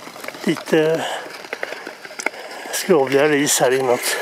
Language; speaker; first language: Swedish; native; Swedish